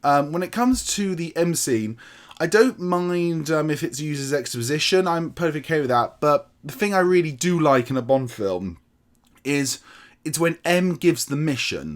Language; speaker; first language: English; native; English